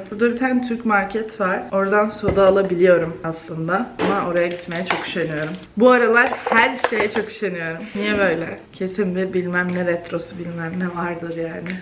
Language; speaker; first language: Turkish; native; Turkish